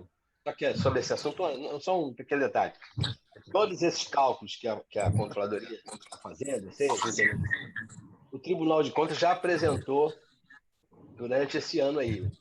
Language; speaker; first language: Portuguese; native; Portuguese